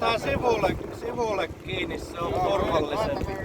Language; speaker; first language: Finnish; native; Finnish